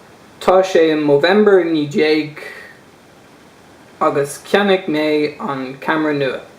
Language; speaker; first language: Irish; non-native, learner; English